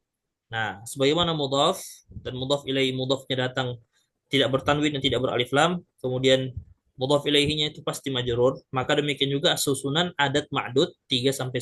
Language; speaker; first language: Indonesian; native; Indonesian